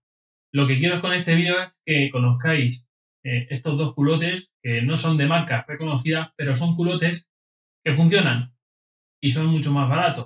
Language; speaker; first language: Spanish; native; Spanish